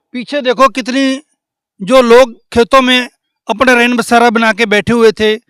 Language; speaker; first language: Hindi; non-native, local second language; Punjabi